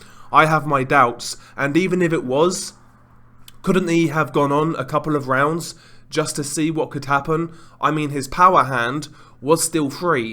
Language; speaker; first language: English; native; English